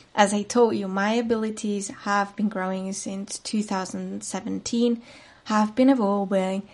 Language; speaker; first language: English; non-native, fluent; Spanish